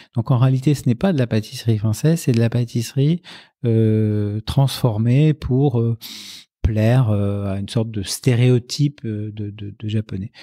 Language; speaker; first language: French; native; French